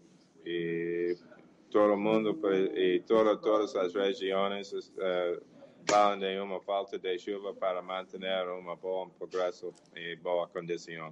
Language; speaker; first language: Portuguese; non-native, fluent; English